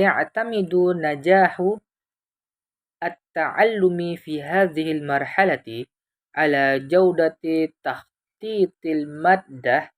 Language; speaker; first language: Arabic; non-native, fluent; Indonesian